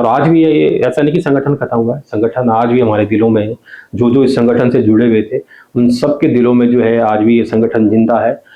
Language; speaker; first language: Hindi; non-native, local second language; Garhwali